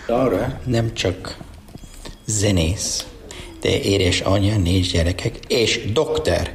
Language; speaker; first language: Hungarian; non-native, learner; English